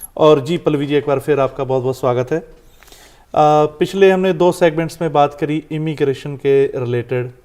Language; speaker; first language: Hindi; non-native, local second language; Punjabi